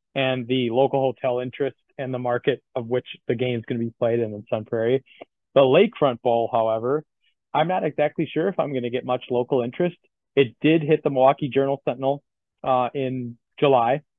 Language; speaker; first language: English; native; English